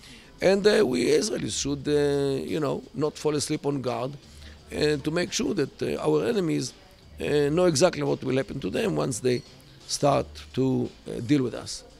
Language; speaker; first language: English; non-native, fluent; Hebrew